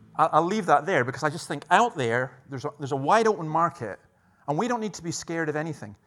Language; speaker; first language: English; native; English